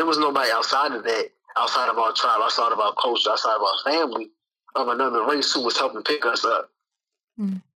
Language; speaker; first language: English; native; English